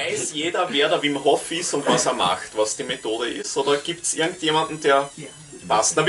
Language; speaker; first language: German; native; German